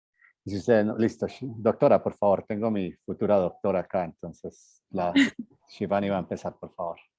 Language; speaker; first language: Spanish; native; Spanish